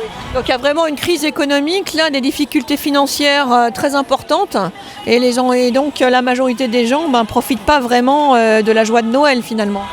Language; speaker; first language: French; native; French